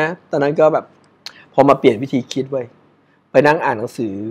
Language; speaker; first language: Thai; native; Thai